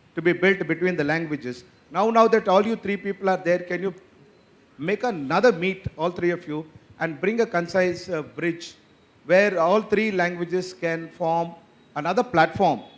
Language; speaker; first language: English; non-native, local second language; Kannada